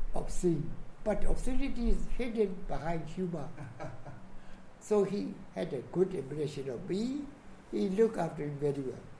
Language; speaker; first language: English; non-native, fluent; Burmese